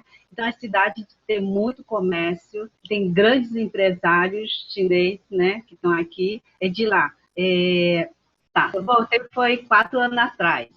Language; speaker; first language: Portuguese; early bilingual, other home language; Chinese